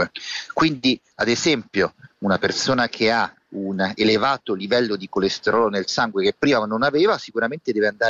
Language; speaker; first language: Italian; native; Italian